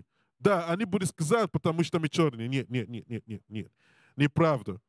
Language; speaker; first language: Russian; non-native, learner; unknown